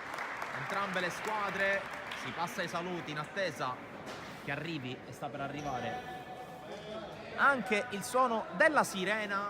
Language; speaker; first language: Italian; native; Italian